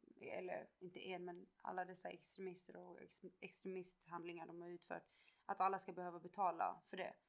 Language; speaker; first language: Swedish; early bilingual, other home language; Kurdish